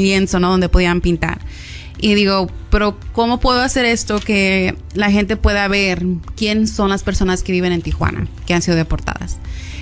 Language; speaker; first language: Spanish; early bilingual, heritage; Spanish